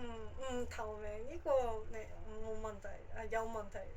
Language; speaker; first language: Cantonese; non-native, fluent; Japanese